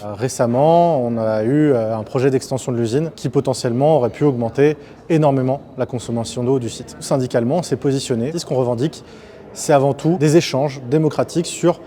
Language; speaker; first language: French; native; French